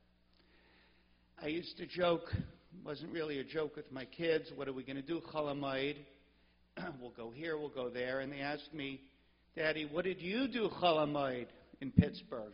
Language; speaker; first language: English; native; English